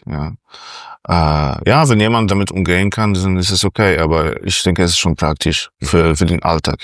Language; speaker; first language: German; non-native, fluent; Polish